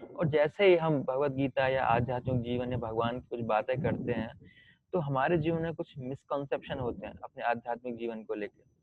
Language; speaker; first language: Hindi; native; Hindi